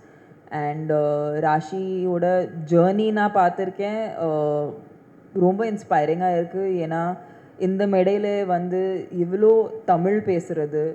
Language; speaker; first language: Tamil; non-native, fluent; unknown